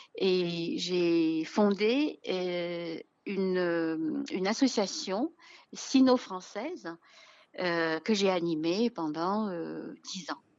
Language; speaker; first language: French; non-native, fluent; Chinese